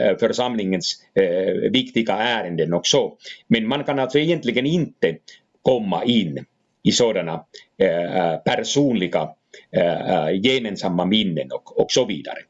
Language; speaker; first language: Swedish; non-native, fluent; Finnish